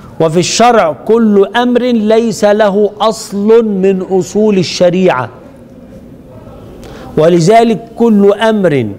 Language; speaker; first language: Arabic; native; Arabic